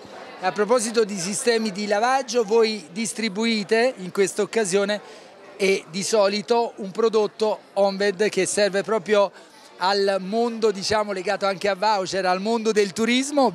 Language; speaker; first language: Italian; native; Italian